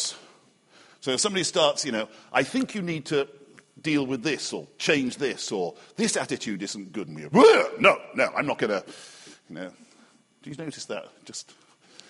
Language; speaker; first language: English; native; English